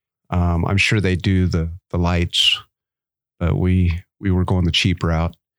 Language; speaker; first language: English; native; English